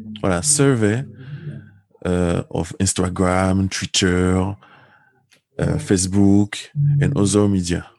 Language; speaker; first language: English; non-native, learner; French